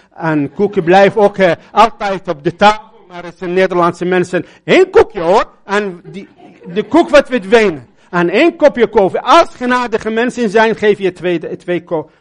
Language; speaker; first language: Dutch; non-native, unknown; Arabic